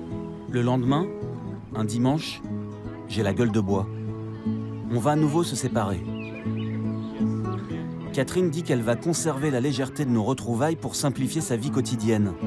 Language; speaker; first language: French; native; French